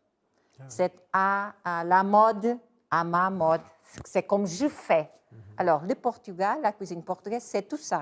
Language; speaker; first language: French; non-native, fluent; Portuguese